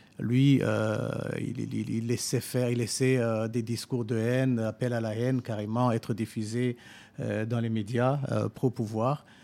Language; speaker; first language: French; non-native, local second language; Rundi